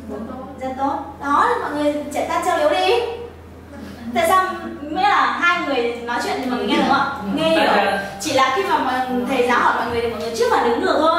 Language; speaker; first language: Chinese; non-native, fluent; Vietnamese